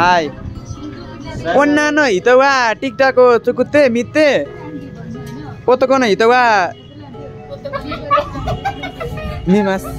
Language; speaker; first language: Japanese; non-native, learner; Nepali